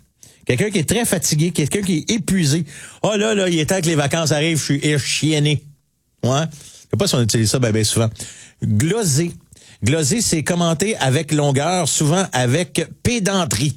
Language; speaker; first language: French; native; French